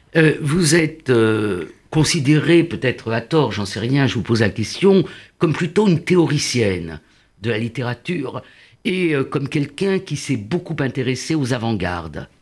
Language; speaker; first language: French; native; French